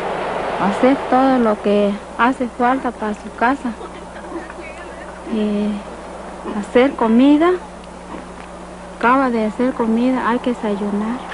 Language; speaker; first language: Spanish; non-native, local second language; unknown